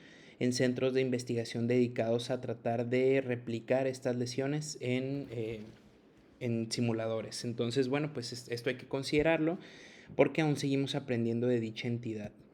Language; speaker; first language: Spanish; native; Spanish